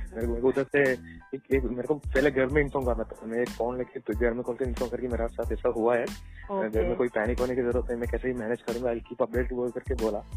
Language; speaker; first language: Hindi; non-native, local second language; Malayalam